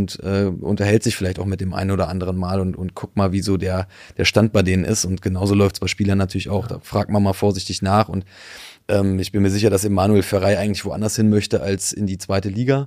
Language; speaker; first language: German; native; German